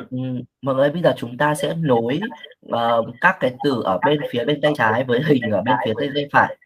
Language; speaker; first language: Vietnamese; native; Vietnamese